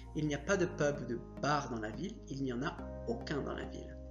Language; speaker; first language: French; native; French